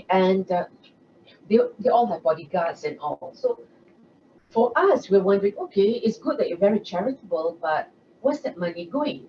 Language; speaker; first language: English; non-native, local second language; Malay